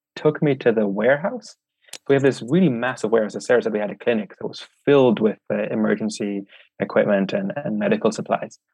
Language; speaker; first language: English; native; English